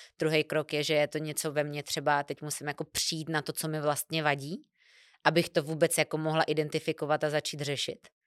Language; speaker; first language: Czech; native; Czech